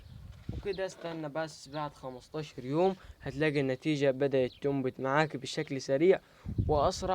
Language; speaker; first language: Arabic; native; Arabic